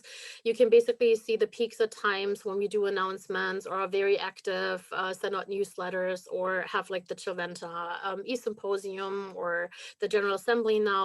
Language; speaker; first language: English; non-native, fluent; German